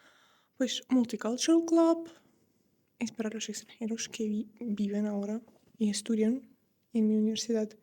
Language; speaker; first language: Spanish; non-native, fluent; Russian